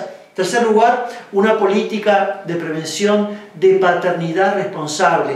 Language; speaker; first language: Spanish; native; Spanish